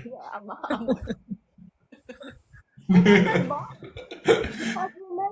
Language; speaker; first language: English; non-native, learner; Indonesian